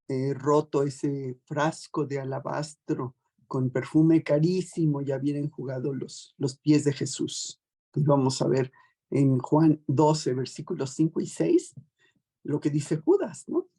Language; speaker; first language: Spanish; native; Spanish